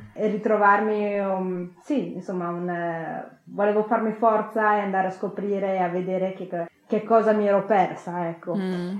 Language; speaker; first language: Italian; early bilingual, other home language; Kannada